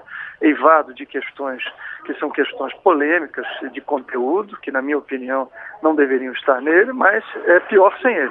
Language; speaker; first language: Portuguese; native; Portuguese